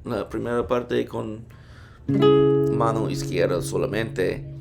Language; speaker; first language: Spanish; non-native, learner; English